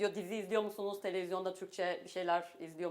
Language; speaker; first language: Turkish; native; Turkish